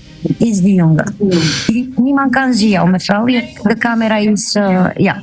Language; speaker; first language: Dutch; non-native, learner; Romanian